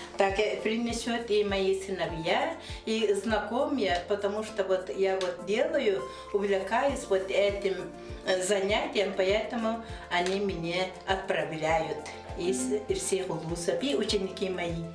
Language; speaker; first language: Russian; non-native, local second language; Yakut